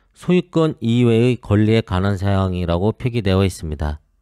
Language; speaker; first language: Korean; native; Korean